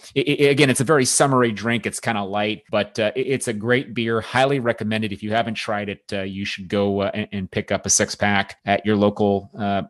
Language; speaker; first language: English; native; English